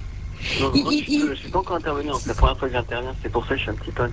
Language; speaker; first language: French; native; French